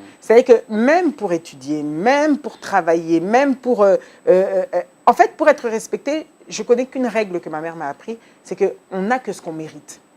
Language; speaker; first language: French; early bilingual, other home language; Lingala